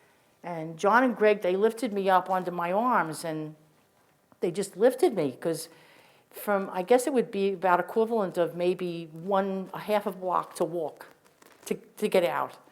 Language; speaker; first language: English; native; English